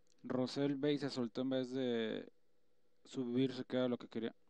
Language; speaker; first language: Spanish; native; Spanish